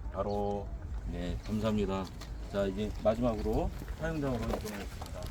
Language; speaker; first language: Korean; native; Korean